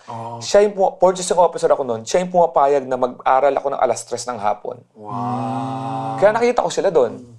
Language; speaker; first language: Filipino; native; Filipino